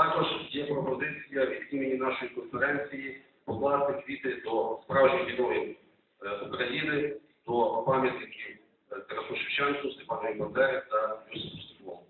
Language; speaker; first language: Ukrainian; native; Ukrainian